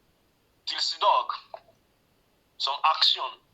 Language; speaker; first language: Swedish; non-native, learner; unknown